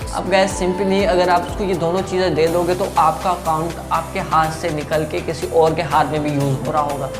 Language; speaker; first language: Hindi; non-native, local second language; Sindhi